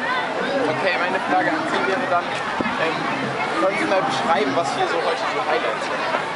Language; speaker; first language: German; native; German